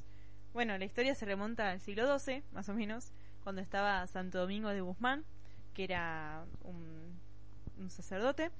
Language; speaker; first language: Spanish; native; Spanish